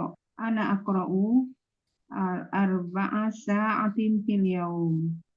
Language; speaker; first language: Arabic; non-native, learner; Indonesian